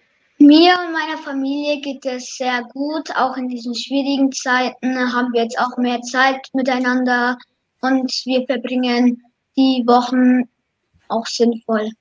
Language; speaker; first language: German; early bilingual, other home language; Turkish